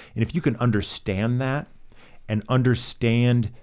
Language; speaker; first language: English; native; English